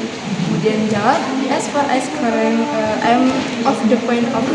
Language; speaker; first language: English; non-native, learner; Indonesian